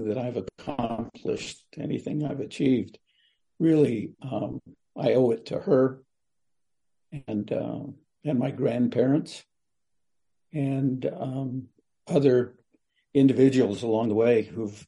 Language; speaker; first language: English; native; English